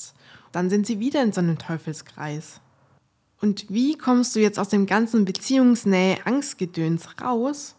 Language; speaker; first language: German; native; German